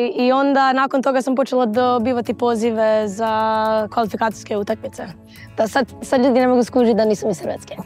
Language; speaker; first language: Croatian; early bilingual, heritage; English